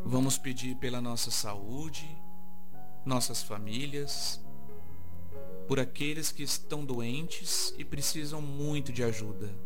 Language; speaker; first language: Portuguese; native; Portuguese